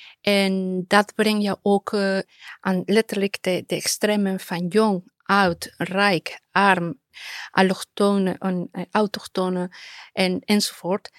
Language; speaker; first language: Dutch; non-native, fluent; Spanish